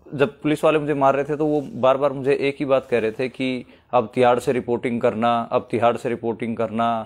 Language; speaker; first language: Hindi; native; Hindi